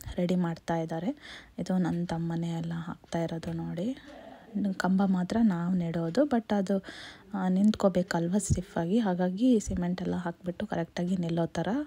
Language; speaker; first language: Kannada; native; Kannada